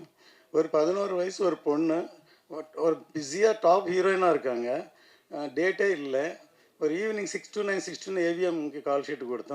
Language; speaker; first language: Tamil; native; Tamil